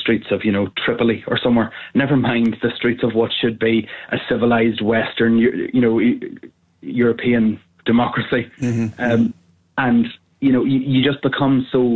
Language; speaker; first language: English; native; English